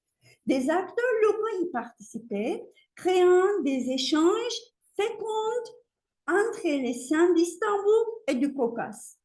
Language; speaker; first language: French; non-native, fluent; Turkish